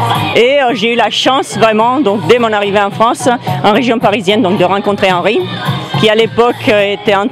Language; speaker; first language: French; native; French